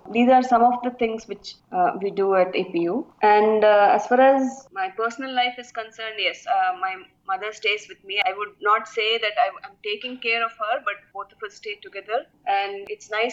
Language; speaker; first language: English; non-native, local second language; Kannada